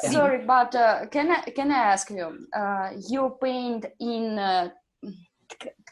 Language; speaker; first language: English; non-native, learner; Russian